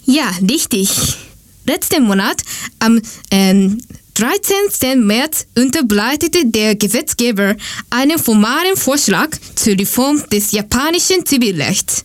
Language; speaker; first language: German; non-native, learner; Japanese